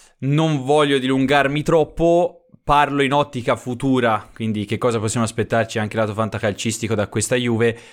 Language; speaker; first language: Italian; native; Italian